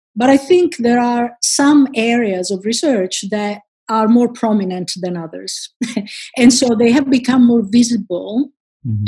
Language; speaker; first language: English; non-native, fluent; Italian